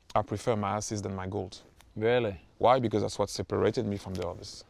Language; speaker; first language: English; non-native, fluent; French